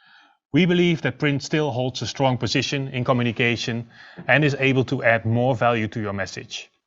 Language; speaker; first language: English; non-native, fluent; Dutch